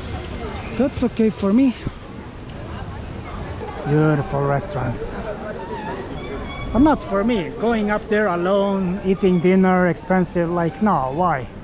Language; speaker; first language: English; non-native, fluent; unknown